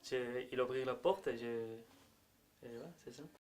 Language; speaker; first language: French; non-native, learner; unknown